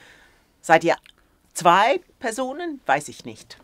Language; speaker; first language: German; early bilingual, heritage; English